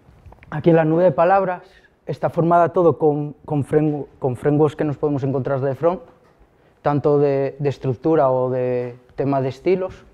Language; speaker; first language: Spanish; native; Spanish